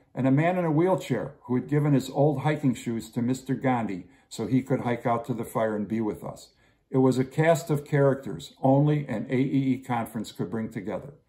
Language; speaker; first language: English; native; English